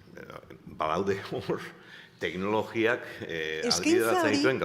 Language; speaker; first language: Basque; native; Basque